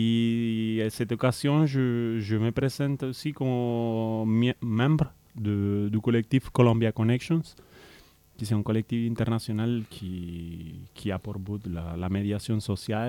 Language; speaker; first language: French; non-native, fluent; Spanish